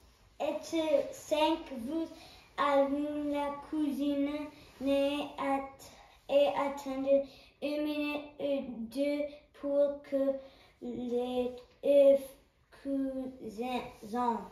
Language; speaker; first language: French; non-native, learner; English